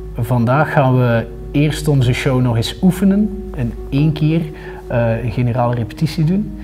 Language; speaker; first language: Dutch; native; Dutch